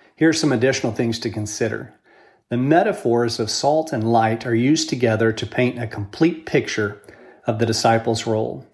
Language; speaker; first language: English; native; English